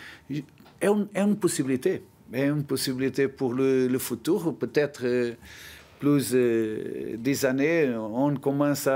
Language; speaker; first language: French; non-native, learner; Portuguese